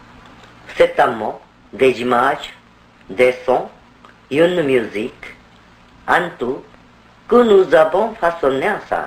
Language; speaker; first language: French; non-native, fluent; Korean